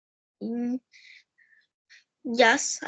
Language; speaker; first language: English; non-native, learner; Hindi